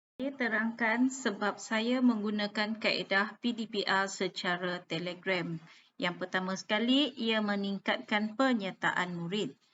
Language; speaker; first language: Malay; native; Malay